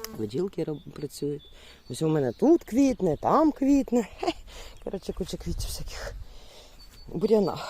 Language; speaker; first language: Ukrainian; non-native, local second language; Russian